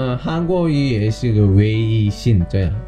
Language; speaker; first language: Chinese; non-native, learner; Korean